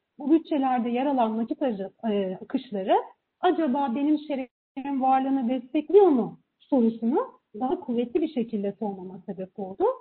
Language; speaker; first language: Turkish; native; Turkish